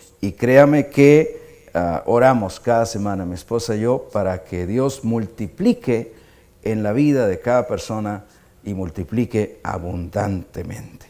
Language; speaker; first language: Spanish; native; Spanish